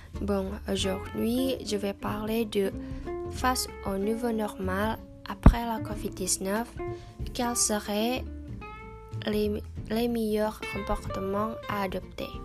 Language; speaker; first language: French; non-native, fluent; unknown